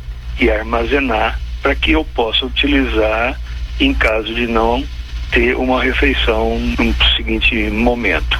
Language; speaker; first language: Portuguese; native; Portuguese